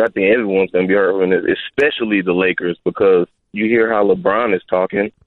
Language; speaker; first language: English; native; English